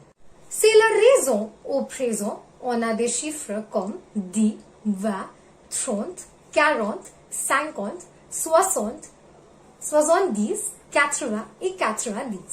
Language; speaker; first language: French; non-native, learner; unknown